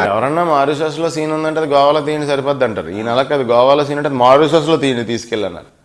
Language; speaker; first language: Telugu; native; Telugu